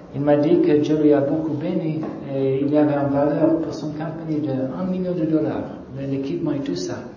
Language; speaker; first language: French; non-native, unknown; English